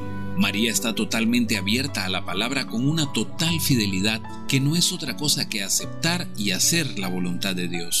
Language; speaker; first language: Spanish; native; Spanish